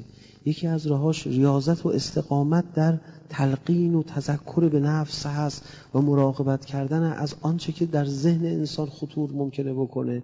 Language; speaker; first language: Persian; native; Persian